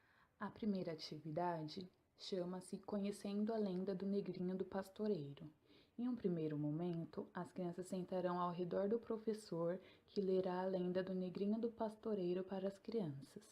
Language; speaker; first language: Portuguese; native; Portuguese